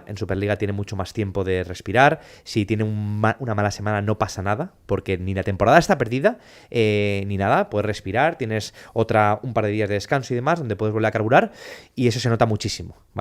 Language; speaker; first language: Spanish; native; Spanish